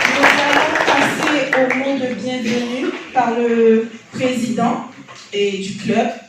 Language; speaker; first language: French; non-native, local second language; Haitian Creole